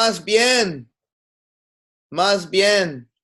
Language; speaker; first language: Spanish; non-native, learner; English